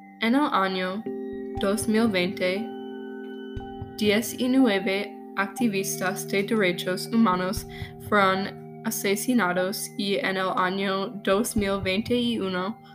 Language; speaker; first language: Spanish; non-native, learner; English